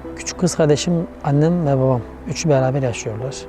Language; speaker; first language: Turkish; native; Turkish